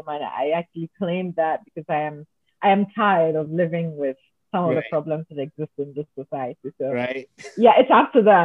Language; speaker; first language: English; non-native, local second language; Akan